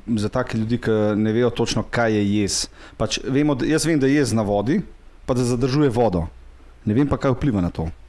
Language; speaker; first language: Slovenian; native; Slovenian